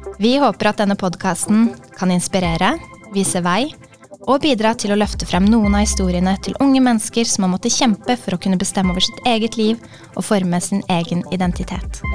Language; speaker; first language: Norwegian; native; Norwegian